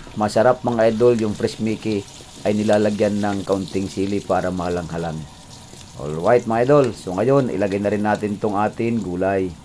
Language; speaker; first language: Filipino; non-native, local second language; Cebuano